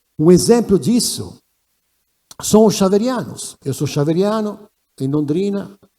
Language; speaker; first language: Portuguese; non-native, fluent; Italian